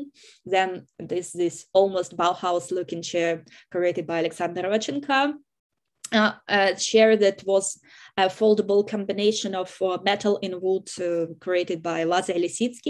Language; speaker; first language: English; non-native, fluent; Russian